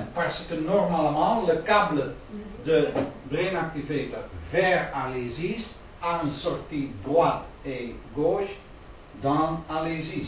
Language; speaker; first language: French; non-native, learner; Dutch